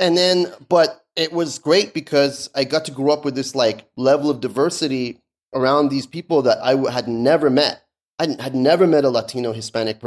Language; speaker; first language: English; early bilingual, other home language; Persian